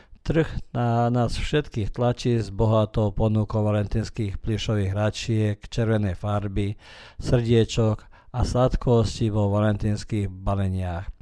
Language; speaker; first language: Slovak; early bilingual, heritage; Slovak